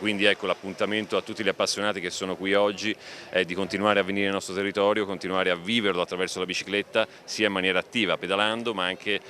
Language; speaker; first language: Italian; native; Italian